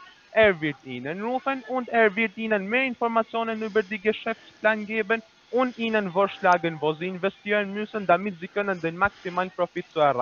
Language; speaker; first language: German; non-native, learner; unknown